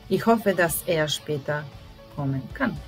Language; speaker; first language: German; non-native, fluent; Serbian